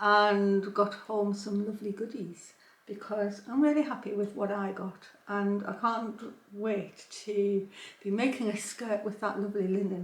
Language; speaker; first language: English; native; English